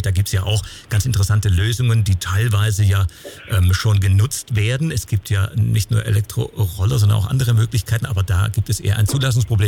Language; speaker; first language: German; native; German